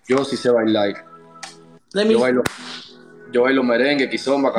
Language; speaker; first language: Spanish; native; Spanish